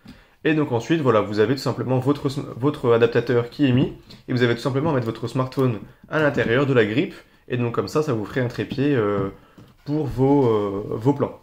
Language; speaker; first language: French; native; French